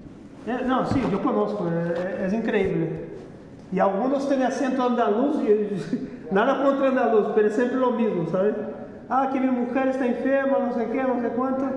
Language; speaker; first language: Spanish; non-native, fluent; Portuguese